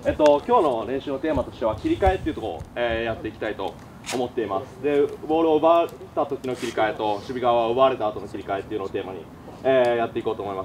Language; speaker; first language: Japanese; native; Japanese